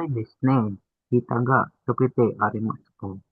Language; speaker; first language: Japanese; non-native, learner; Filipino